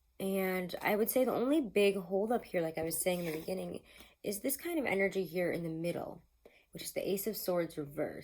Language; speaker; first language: English; native; English